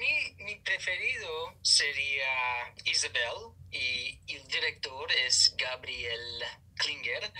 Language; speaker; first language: Spanish; non-native, fluent; English